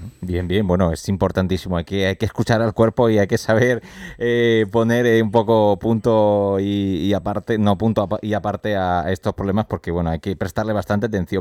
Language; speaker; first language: Spanish; native; Spanish